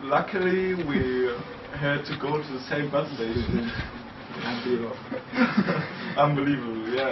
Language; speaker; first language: English; non-native, fluent; German